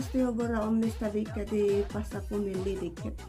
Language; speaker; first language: Swedish; non-native, learner; Filipino